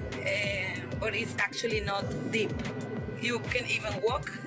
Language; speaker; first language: English; non-native, fluent; Spanish